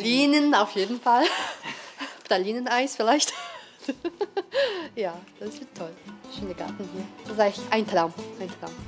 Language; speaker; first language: German; non-native, local second language; Portuguese